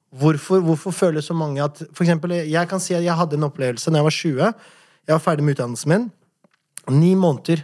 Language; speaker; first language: Norwegian; native; Norwegian